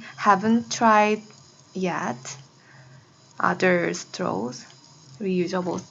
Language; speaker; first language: English; non-native, learner; Korean